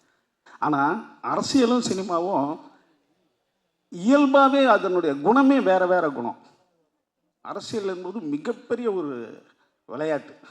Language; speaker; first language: Tamil; native; Tamil